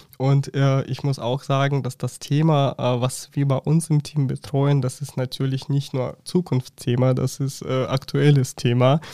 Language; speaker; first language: German; non-native, fluent; Russian